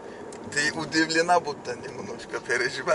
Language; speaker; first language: Russian; non-native, learner; Turkish